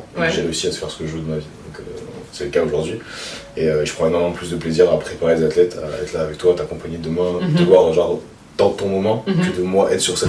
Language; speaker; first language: French; native; French